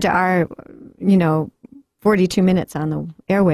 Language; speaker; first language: English; native; English